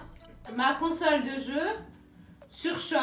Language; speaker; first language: French; native; French